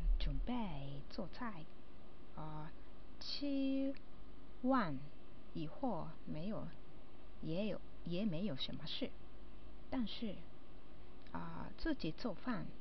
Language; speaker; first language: Chinese; non-native, learner; Japanese